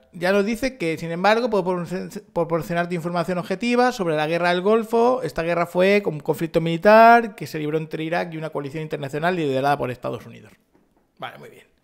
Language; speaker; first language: Spanish; native; Spanish